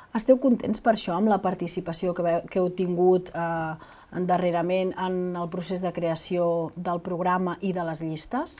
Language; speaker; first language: Catalan; native; Catalan